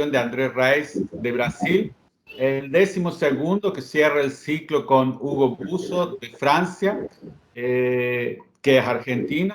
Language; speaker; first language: Spanish; native; Spanish